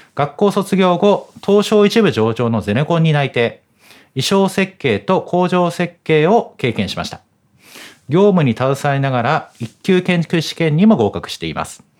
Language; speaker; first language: Japanese; native; Japanese